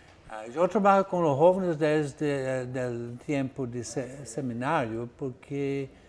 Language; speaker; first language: Spanish; non-native, fluent; Portuguese